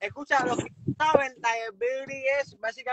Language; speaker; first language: Spanish; native; Spanish